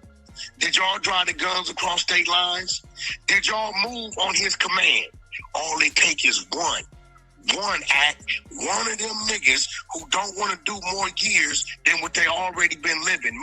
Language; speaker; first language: English; native; English